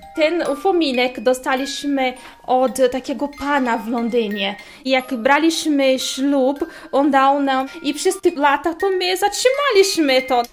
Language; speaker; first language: Polish; non-native, fluent; Portuguese